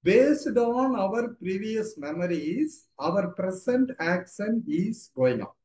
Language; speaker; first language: English; non-native, local second language; Tamil